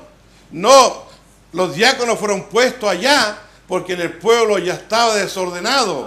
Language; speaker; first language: Spanish; native; Spanish